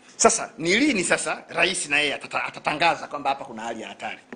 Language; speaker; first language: Swahili; native; Swahili